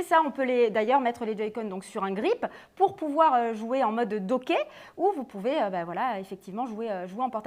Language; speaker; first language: French; native; French